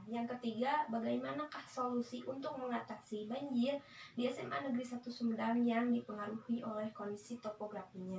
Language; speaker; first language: Indonesian; native; Indonesian